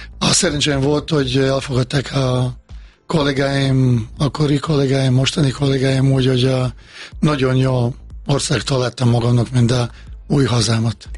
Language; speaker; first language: Hungarian; non-native, fluent; Bosnian